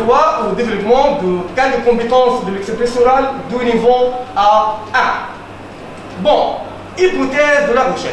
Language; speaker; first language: French; non-native, fluent; Arabic